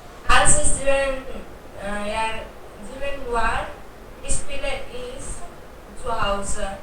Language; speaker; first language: German; non-native, learner; Hindi